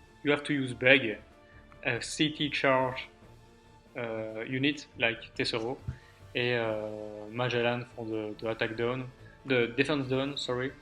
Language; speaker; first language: English; non-native, learner; French